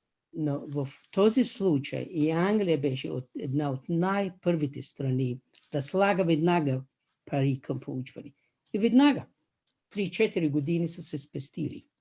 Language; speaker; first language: Bulgarian; non-native, fluent; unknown